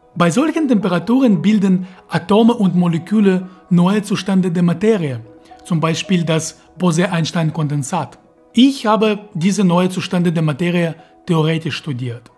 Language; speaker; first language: German; non-native, fluent; Russian